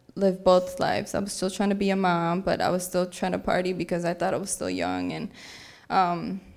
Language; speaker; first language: English; native; English